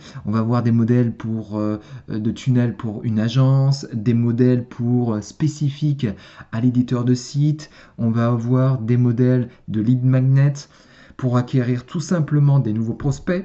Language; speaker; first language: French; native; French